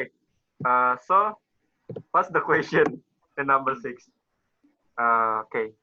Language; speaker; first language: English; non-native, learner; Indonesian